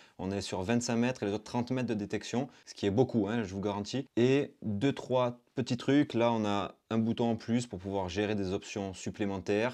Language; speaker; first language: French; native; French